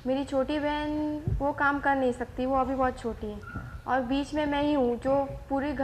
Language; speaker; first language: Hindi; native; Hindi